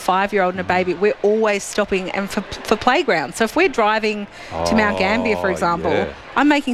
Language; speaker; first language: English; native; English